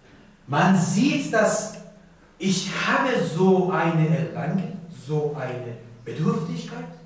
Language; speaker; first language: German; non-native, learner; Persian